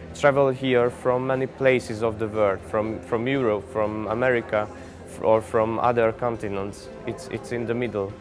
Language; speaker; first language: English; non-native, fluent; Hungarian